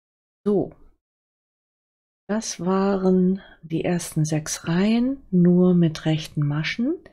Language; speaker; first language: German; native; German